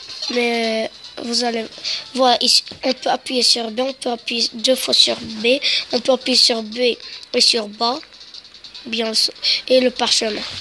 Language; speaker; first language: French; native; French